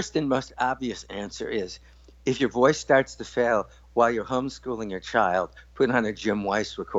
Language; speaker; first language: English; native; English